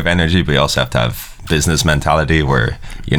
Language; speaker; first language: English; native; English